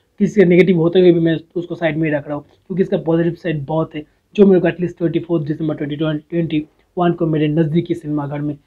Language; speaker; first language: Hindi; non-native, local second language; Bangla